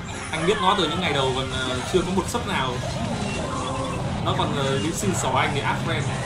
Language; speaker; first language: Vietnamese; native; Vietnamese